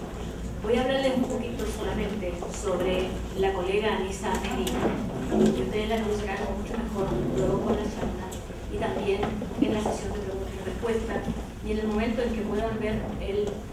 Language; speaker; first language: Spanish; native; Spanish